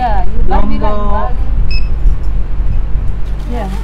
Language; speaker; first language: English; non-native, learner; Indonesian